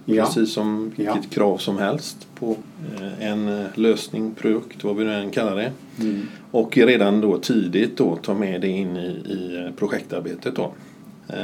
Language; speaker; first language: Swedish; native; Swedish